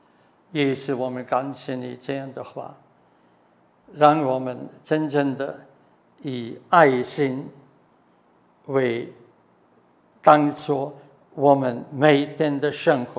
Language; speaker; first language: Chinese; non-native, fluent; German